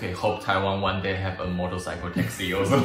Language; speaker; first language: English; non-native, learner; Chinese